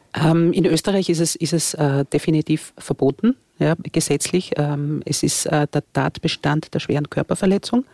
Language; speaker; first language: German; native; German